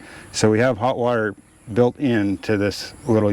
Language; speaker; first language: English; native; English